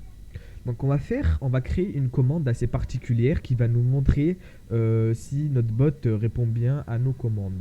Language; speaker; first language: French; native; French